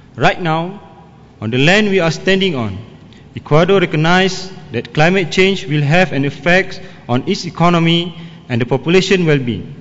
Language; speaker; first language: English; non-native, local second language; Malay